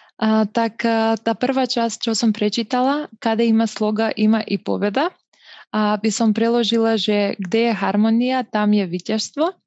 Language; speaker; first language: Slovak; non-native, fluent; Macedonian